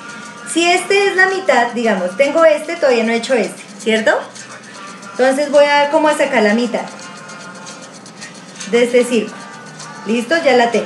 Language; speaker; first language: Spanish; native; Spanish